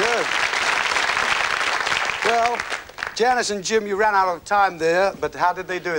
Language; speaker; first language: English; native; English